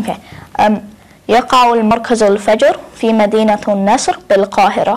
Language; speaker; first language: Arabic; non-native, learner; English